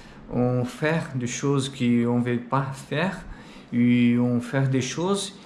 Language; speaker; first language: French; non-native, learner; Portuguese